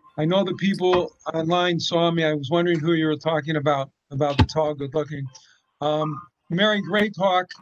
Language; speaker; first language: English; native; English